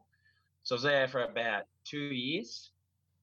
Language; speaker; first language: English; native; English